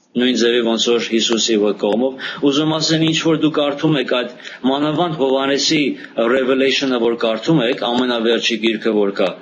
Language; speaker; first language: Armenian; early bilingual, heritage; Armenian